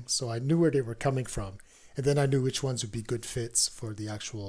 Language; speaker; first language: English; non-native, fluent; French